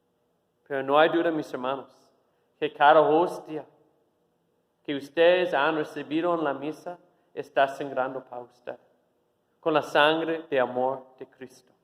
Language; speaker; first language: Spanish; non-native, fluent; English